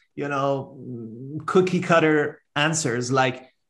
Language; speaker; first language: English; non-native, fluent; Persian